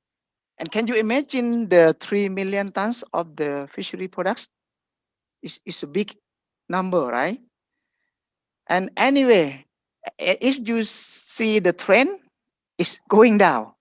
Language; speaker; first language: English; non-native, fluent; Thai